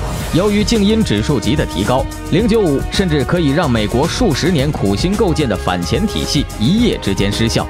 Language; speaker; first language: Chinese; native; Chinese